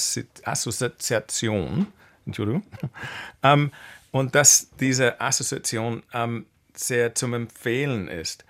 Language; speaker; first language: German; non-native, fluent; English